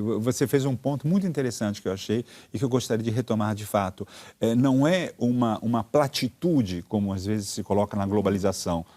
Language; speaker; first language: Portuguese; early bilingual, other home language; Italian